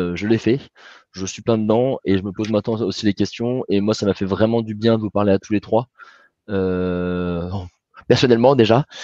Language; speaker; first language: French; native; French